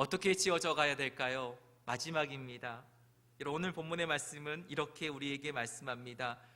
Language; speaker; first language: Korean; native; Korean